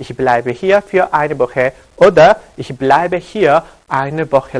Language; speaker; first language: German; non-native, fluent; Korean